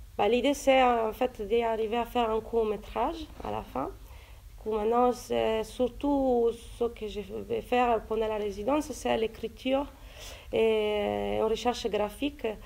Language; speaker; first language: French; non-native, fluent; Italian